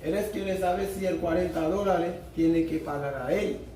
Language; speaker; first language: Spanish; non-native, learner; Haitian Creole